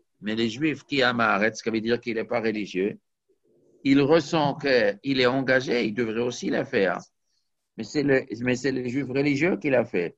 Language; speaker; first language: French; native; French